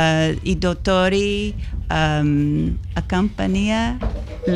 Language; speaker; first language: Italian; non-native, learner; English